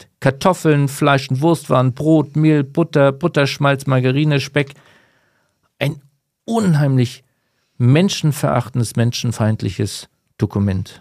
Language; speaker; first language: German; native; German